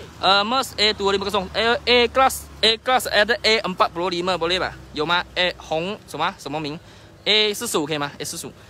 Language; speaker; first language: Malay; non-native, local second language; Chinese